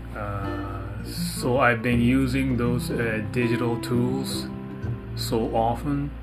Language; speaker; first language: English; non-native, fluent; Japanese